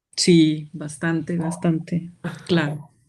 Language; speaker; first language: Spanish; native; Spanish